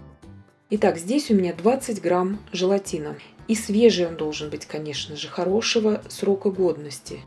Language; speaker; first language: Russian; native; Russian